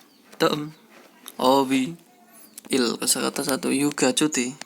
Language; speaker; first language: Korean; non-native, fluent; Indonesian